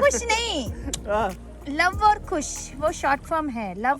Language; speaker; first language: Hindi; non-native, local second language; Malayalam